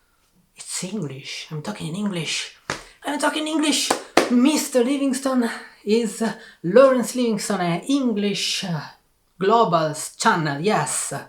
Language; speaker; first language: English; non-native, learner; Italian